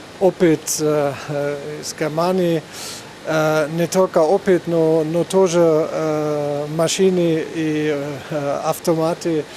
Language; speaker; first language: Russian; non-native, learner; German